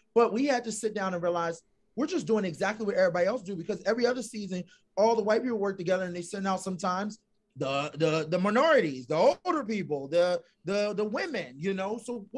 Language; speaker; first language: English; native; English